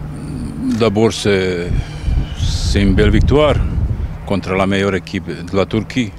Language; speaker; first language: French; non-native, fluent; Bosnian